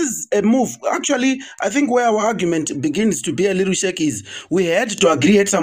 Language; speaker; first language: English; non-native, local second language; Shona